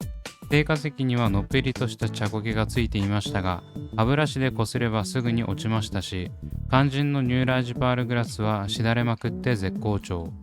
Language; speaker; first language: Japanese; native; Japanese